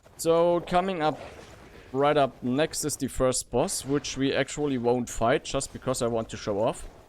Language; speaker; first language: English; non-native, fluent; German